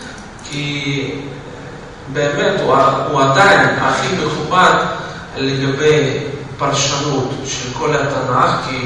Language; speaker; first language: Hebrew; non-native, fluent; Russian